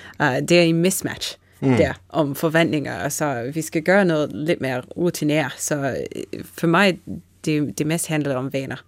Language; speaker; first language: Danish; non-native, fluent; English